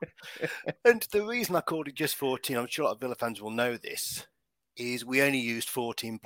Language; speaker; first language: English; native; English